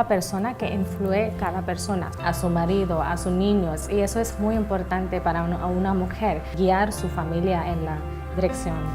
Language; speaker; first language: Spanish; non-native, fluent; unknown